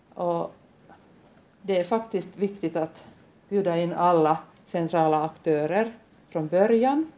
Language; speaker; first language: Swedish; non-native, local second language; Finnish